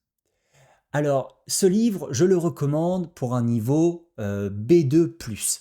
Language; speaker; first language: French; native; French